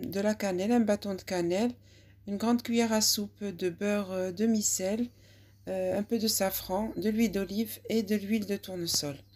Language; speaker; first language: French; non-native, local second language; Arabic